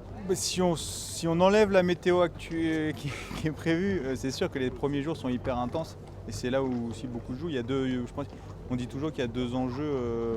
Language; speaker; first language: French; native; French